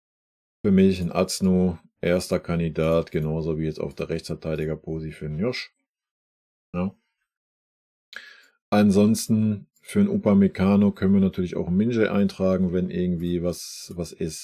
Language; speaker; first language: German; native; German